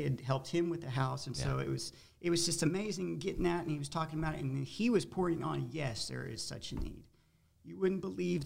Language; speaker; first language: English; native; English